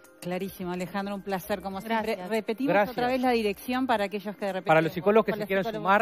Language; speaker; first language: Spanish; native; Spanish